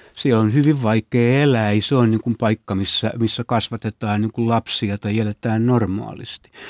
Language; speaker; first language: Finnish; native; Finnish